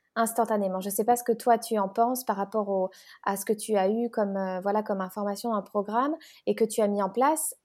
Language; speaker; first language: French; native; French